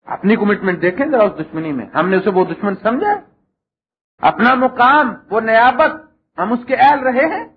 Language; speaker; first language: Urdu; non-native, local second language; Punjabi